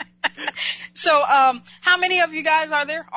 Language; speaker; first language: English; native; English